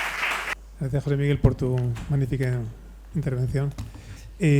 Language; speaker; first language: Spanish; native; Spanish